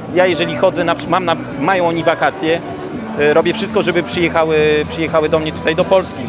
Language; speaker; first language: Polish; early bilingual, heritage; Polish